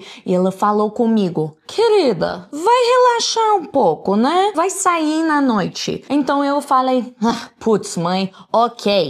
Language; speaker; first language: Portuguese; non-native, fluent; English